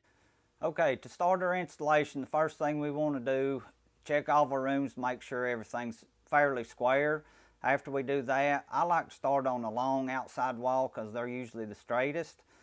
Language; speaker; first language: English; native; English